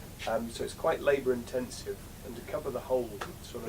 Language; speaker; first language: English; native; English